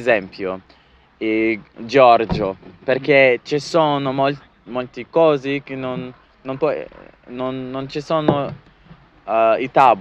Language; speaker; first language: Italian; non-native, learner; English